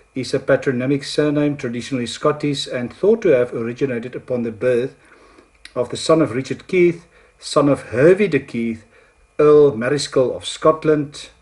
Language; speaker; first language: English; non-native, local second language; Afrikaans